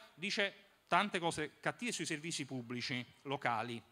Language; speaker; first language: Italian; native; Italian